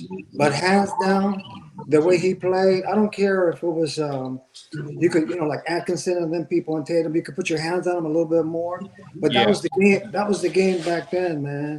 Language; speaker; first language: English; native; English